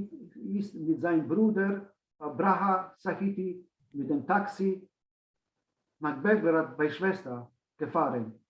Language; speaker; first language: German; non-native, learner; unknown